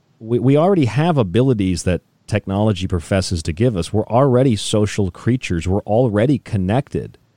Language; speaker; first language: English; native; English